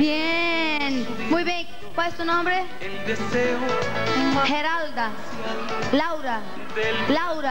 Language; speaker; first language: Spanish; non-native, fluent; Portuguese